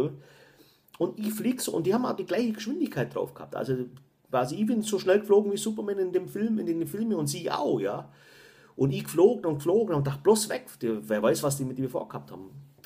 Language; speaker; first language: German; native; German